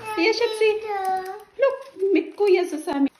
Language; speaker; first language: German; non-native, learner; Cebuano